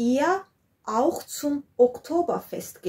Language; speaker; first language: German; non-native, fluent; Georgian